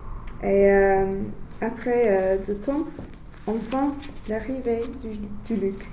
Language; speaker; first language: French; non-native, learner; English